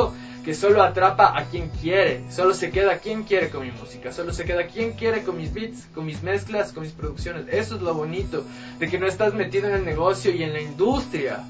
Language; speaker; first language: Spanish; native; Spanish